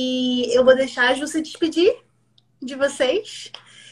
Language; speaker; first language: Portuguese; native; Portuguese